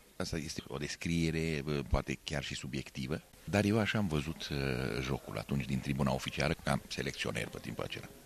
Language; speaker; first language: Romanian; non-native, local second language; Hungarian